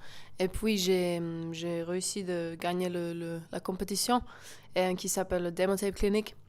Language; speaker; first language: French; non-native, local second language; German